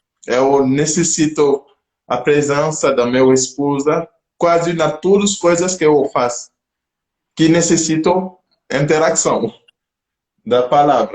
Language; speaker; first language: Portuguese; non-native, local second language; French